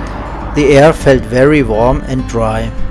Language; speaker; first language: English; non-native, learner; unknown